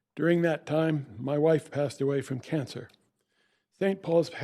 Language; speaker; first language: English; native; English